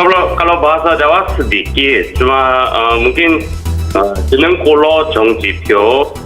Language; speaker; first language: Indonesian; non-native, fluent; Korean